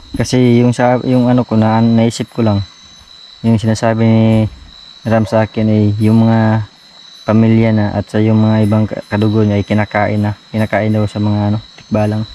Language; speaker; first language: Filipino; non-native, local second language; Cebuano